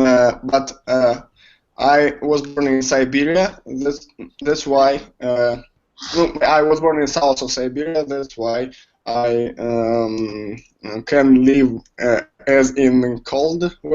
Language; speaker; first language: English; non-native, learner; Russian